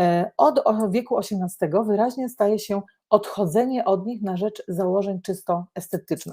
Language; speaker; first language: Polish; native; Polish